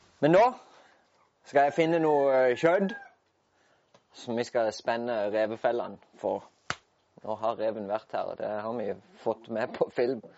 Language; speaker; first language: Norwegian; native; Norwegian